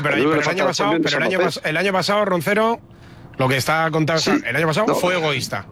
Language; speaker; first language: Spanish; native; Spanish